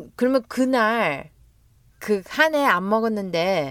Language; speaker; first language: Korean; early bilingual, heritage; Korean